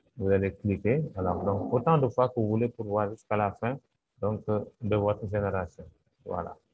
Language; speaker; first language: French; non-native, local second language; Wolof